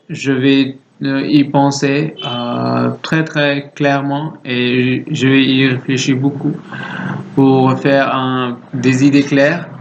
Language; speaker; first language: French; non-native, learner; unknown